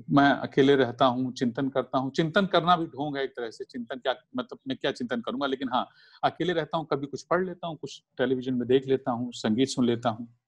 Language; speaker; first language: Hindi; native; Hindi